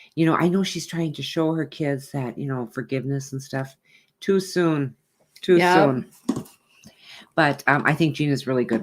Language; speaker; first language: English; native; English